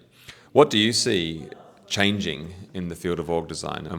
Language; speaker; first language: English; native; English